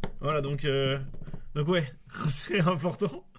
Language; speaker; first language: French; native; French